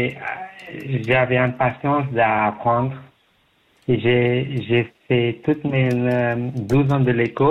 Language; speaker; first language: French; non-native, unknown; Persian